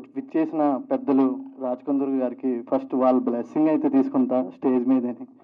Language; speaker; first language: Telugu; native; Telugu